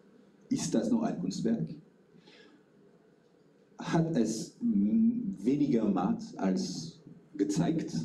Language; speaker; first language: German; non-native, fluent; French